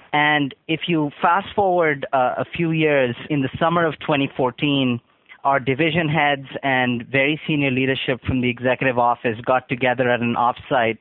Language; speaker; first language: English; non-native, local second language; Urdu